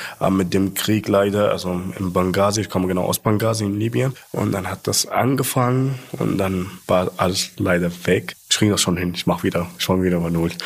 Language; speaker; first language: German; non-native, fluent; Arabic